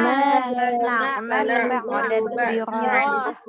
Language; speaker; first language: Arabic; non-native, learner; Indonesian